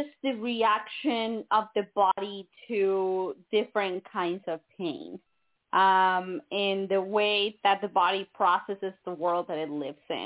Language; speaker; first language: English; non-native, fluent; Spanish